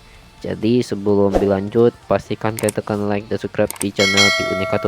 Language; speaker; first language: Indonesian; native; Indonesian